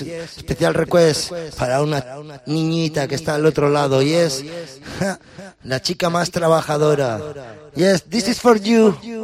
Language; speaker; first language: Spanish; native; Spanish